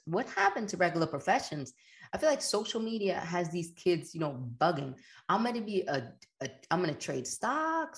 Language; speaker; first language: English; early bilingual, other home language; Spanish